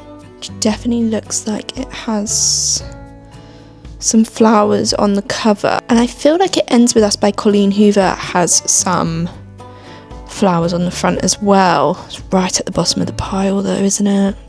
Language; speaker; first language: English; native; English